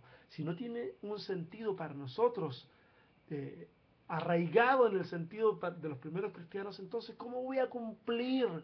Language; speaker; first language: Spanish; native; Spanish